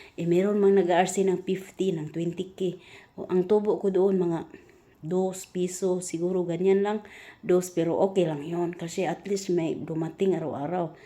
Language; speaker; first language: Filipino; non-native, local second language; Cebuano